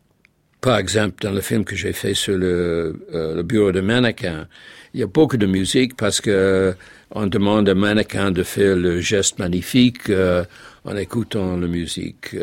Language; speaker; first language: French; non-native, fluent; English